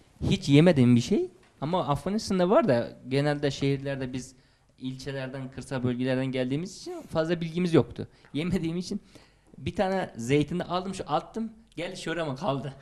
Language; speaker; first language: Turkish; non-native, fluent; Uzbek